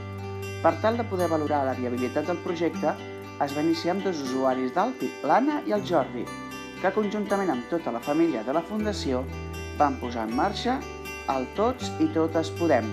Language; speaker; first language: Catalan; native; Catalan